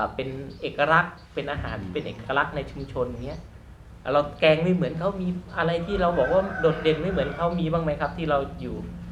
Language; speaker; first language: Thai; native; Thai